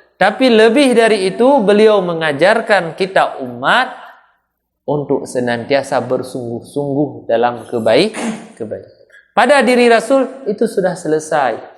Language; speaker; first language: Malay; non-native, local second language; Achinese